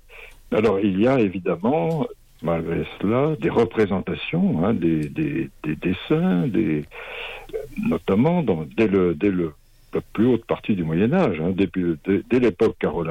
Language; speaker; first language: French; native; French